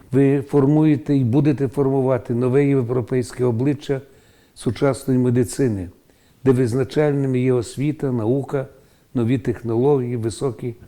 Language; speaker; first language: Ukrainian; native; Ukrainian